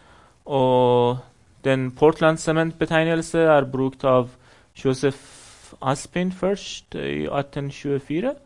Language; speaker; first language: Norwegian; non-native, fluent; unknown